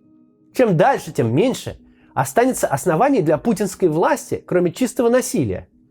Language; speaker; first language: Russian; native; Russian